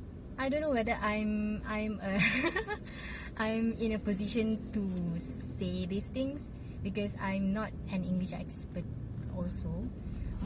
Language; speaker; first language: English; non-native, local second language; Malay